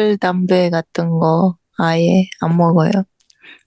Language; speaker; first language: Korean; non-native, fluent; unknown